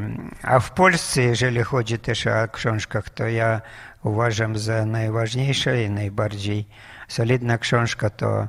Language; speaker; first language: Polish; non-native, fluent; Russian